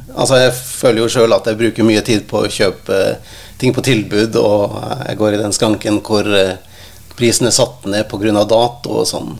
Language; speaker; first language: Norwegian; native; Norwegian